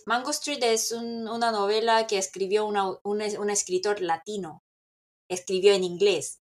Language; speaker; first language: Spanish; non-native, fluent; Korean